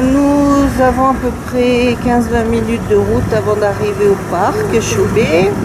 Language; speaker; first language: French; native; French